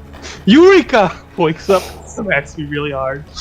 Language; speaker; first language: English; native; English